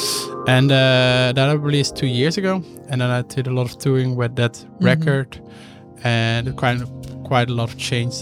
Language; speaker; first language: English; non-native, fluent; Dutch